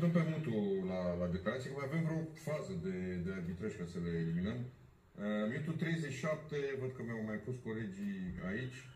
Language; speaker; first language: Romanian; native; Romanian